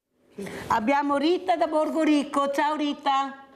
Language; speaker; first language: Italian; native; Italian